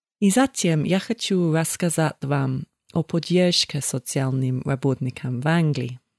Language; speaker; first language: Russian; non-native, fluent; English